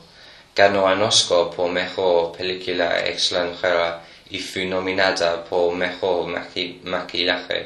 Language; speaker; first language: Spanish; non-native, learner; English